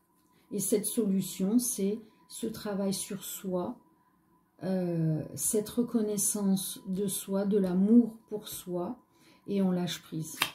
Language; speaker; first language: French; native; French